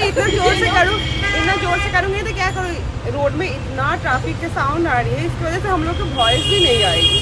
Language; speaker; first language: Hindi; non-native, local second language; Bangla